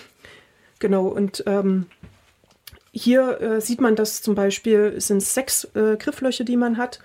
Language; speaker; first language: German; native; German